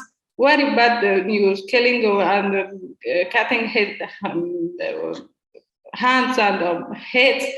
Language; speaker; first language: English; non-native, learner; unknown